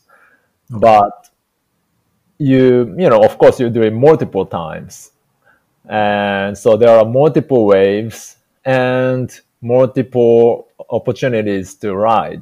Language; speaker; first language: English; non-native, fluent; Japanese